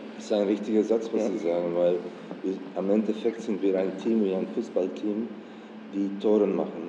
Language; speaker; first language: German; non-native, fluent; Dutch